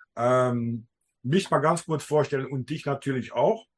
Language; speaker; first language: German; early bilingual, heritage; Dutch